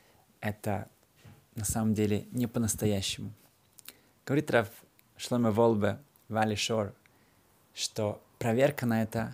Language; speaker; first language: Russian; native; Russian